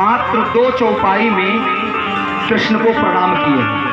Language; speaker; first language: Hindi; native; Hindi